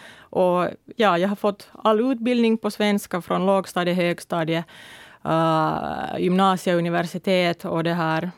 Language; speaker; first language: Swedish; early bilingual, other home language; Russian